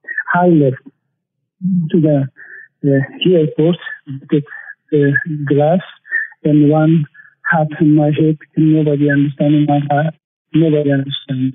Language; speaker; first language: English; non-native, learner; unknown